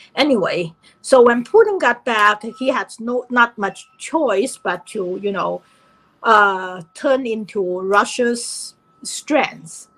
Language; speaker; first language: English; non-native, fluent; Chinese